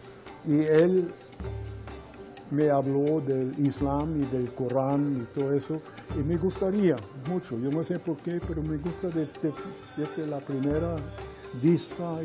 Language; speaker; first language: Spanish; non-native, fluent; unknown